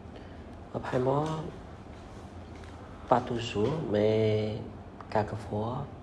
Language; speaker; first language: French; non-native, learner; Khmer